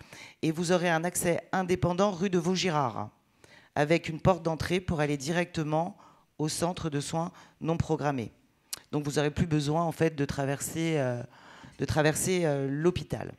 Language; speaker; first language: French; native; French